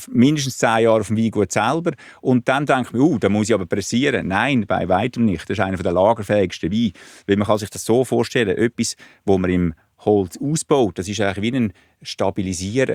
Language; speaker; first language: German; native; German